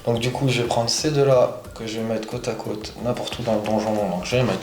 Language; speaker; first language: French; native; French